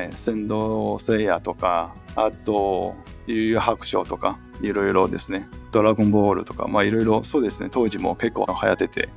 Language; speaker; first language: Japanese; non-native, fluent; Chinese